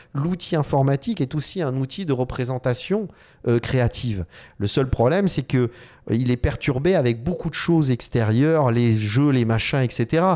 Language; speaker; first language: French; native; French